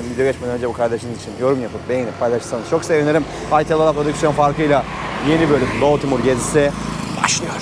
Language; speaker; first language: Turkish; native; Turkish